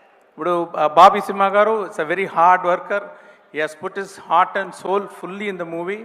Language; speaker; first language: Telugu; non-native, learner; Tamil